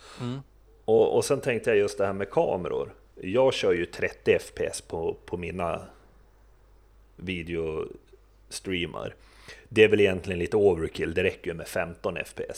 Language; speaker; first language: Swedish; native; Swedish